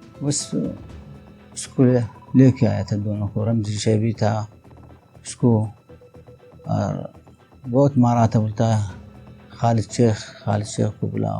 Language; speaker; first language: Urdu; non-native, local second language; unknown